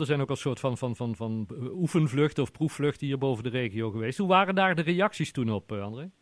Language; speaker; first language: Dutch; native; Dutch